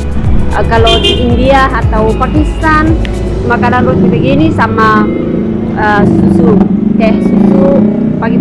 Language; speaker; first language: Indonesian; non-native, learner; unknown